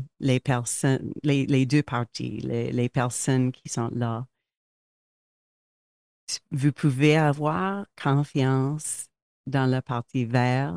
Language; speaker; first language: French; non-native, local second language; English